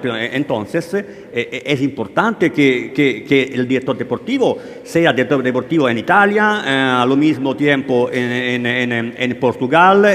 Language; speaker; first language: Spanish; non-native, learner; Italian